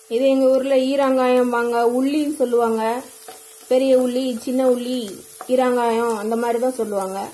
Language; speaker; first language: Tamil; non-native, local second language; Telugu